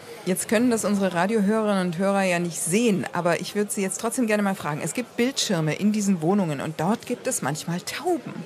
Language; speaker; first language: German; native; German